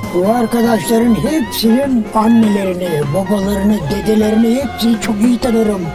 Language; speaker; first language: Turkish; native; Turkish